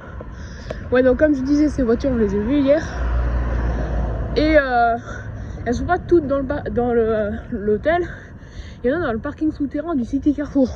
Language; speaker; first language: French; native; French